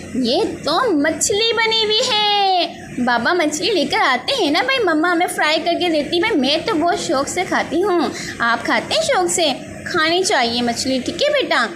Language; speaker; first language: Urdu; native; Urdu